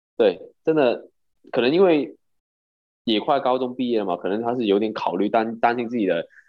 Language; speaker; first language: Chinese; non-native, local second language; Cantonese